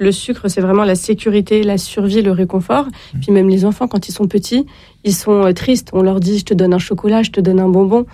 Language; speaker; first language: French; native; French